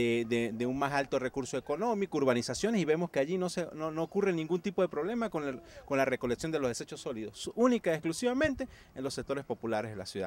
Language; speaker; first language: Spanish; native; Spanish